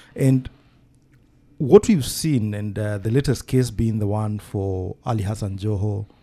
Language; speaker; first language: English; non-native, local second language; Kikuyu